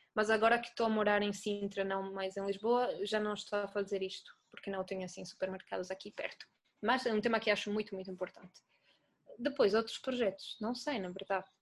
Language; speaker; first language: Portuguese; non-native, fluent; Italian